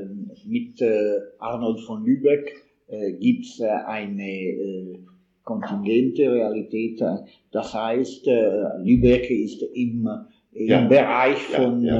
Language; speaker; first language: German; non-native, fluent; Italian